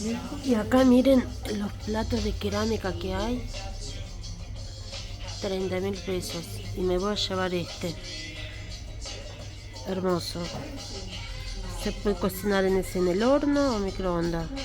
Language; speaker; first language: Spanish; non-native, fluent; Russian